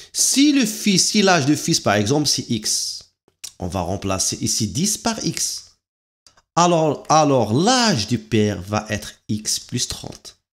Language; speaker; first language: French; non-native, local second language; Arabic